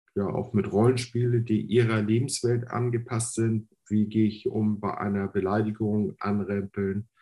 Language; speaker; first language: German; native; German